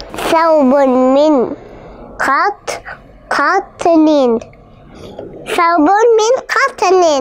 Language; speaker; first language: Arabic; early bilingual, heritage; Arabic